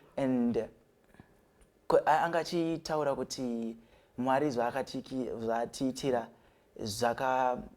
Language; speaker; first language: Shona; non-native, local second language; North Ndebele